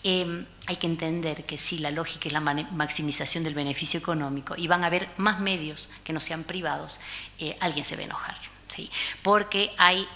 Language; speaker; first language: Spanish; native; Spanish